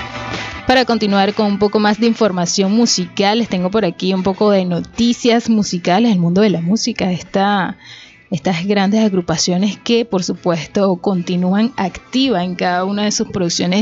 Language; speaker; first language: Spanish; native; Spanish